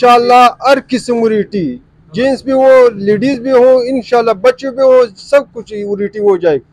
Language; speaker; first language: Hindi; non-native, local second language; Pashto